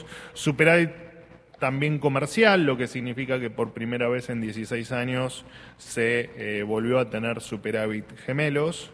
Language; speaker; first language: Spanish; native; Spanish